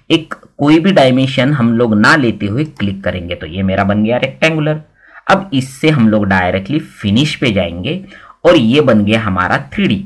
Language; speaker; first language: Hindi; non-native, local second language; Marathi